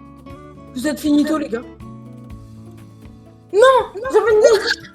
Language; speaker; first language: French; native; French